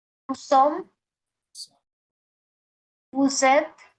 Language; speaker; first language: French; non-native, learner; Bangla